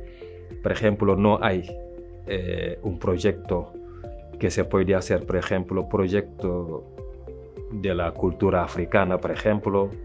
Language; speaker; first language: Spanish; non-native, fluent; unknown